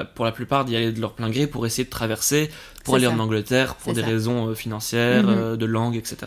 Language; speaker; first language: French; native; French